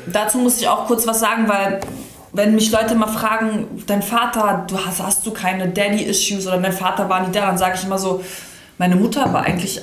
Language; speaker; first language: German; early bilingual, other home language; Serbian